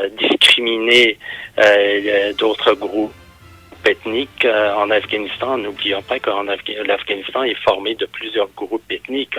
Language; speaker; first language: French; non-native, fluent; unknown